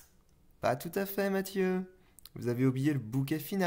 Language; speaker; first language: French; native; French